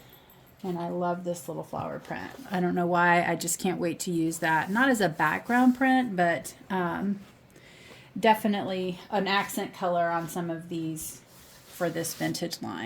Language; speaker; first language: English; native; English